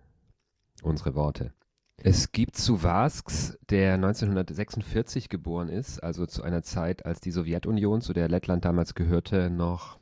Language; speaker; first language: German; native; German